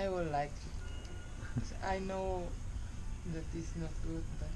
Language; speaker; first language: English; non-native, learner; Spanish